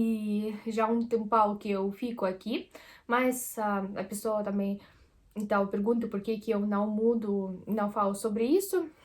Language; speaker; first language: Portuguese; non-native, fluent; Russian